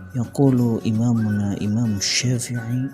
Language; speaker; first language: Arabic; non-native, learner; Indonesian